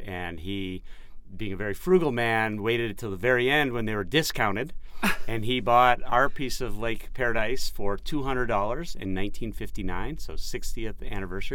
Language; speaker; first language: English; native; English